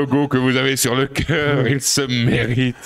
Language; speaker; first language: French; native; French